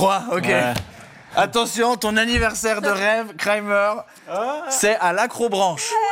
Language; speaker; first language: French; native; French